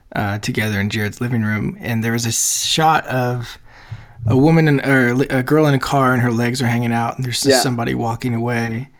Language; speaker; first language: English; early bilingual, other home language; Polish